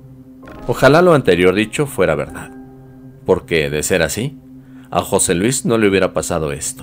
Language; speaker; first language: Spanish; native; Spanish